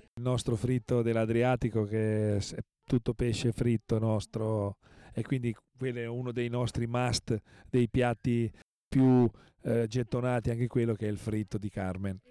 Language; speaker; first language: Italian; native; Italian